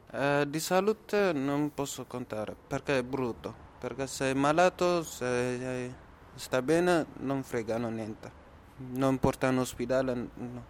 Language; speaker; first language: Italian; non-native, learner; Tigrinya